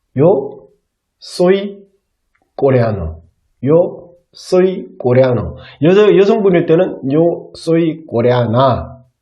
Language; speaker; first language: Spanish; non-native, learner; Korean